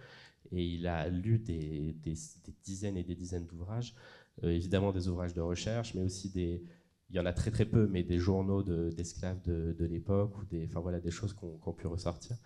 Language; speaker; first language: French; native; French